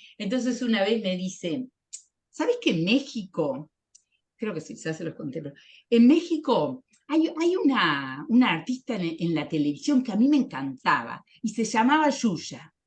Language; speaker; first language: Spanish; native; Spanish